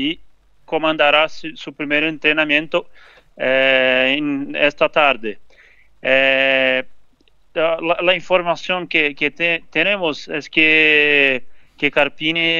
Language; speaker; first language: Spanish; non-native, learner; Portuguese